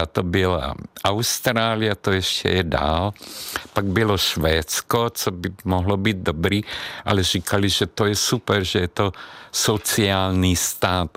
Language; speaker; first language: Czech; non-native, fluent; Hungarian